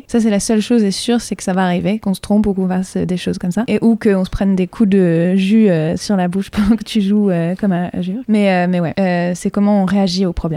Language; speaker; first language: French; native; French